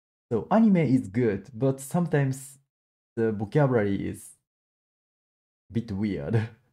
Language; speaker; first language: English; non-native, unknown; Japanese